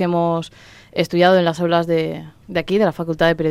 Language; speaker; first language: Spanish; native; Spanish